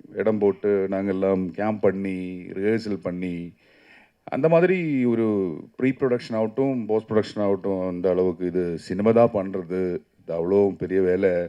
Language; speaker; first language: Tamil; non-native, learner; Malayalam